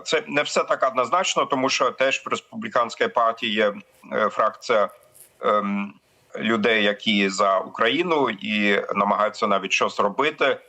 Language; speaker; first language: Ukrainian; non-native, fluent; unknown